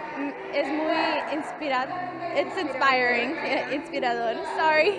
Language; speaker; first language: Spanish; early bilingual, heritage; Spanish